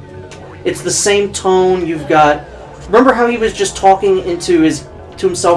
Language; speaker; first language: English; native; English